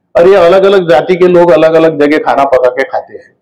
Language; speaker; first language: Hindi; non-native, local second language; Marathi